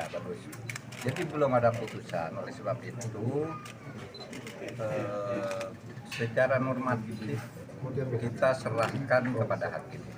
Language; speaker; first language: Indonesian; non-native, local second language; Madurese